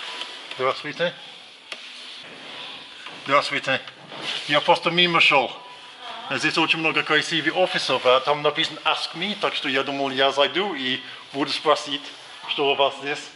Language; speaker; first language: Russian; non-native, learner; English